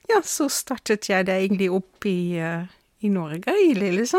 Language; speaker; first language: Norwegian; non-native, fluent; Dutch